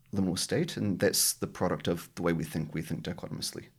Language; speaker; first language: English; native; English